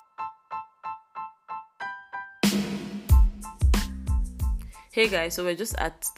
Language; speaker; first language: English; non-native, local second language; Yoruba